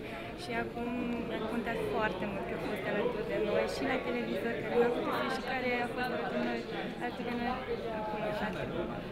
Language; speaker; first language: Romanian; non-native, local second language; Hungarian